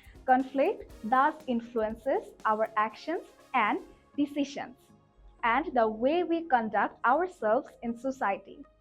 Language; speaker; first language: English; non-native, local second language; Bangla